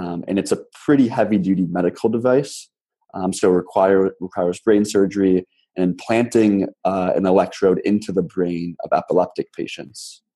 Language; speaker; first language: English; native; English